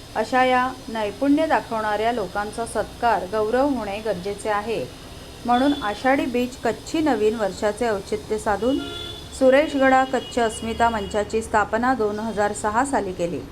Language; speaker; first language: Marathi; native; Marathi